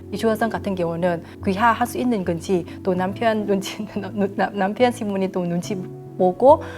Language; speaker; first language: Korean; non-native, fluent; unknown